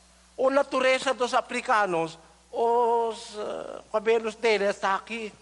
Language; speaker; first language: Portuguese; non-native, learner; Filipino